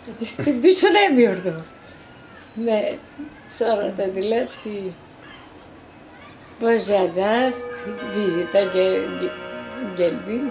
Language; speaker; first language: Turkish; non-native, local second language; Greek